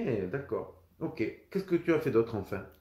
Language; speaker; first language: French; native; French